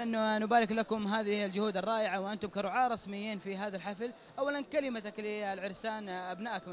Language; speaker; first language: Arabic; native; Arabic